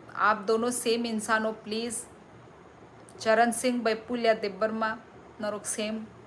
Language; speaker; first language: Hindi; non-native, local second language; Kok Borok